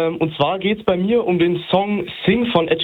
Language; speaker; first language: German; native; German